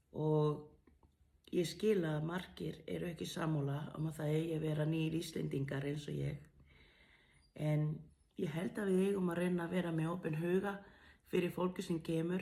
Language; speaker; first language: Icelandic; non-native, fluent; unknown